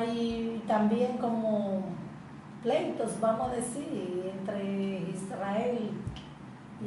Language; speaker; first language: Spanish; native; Spanish